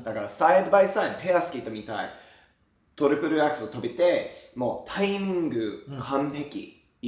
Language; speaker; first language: Japanese; non-native, learner; English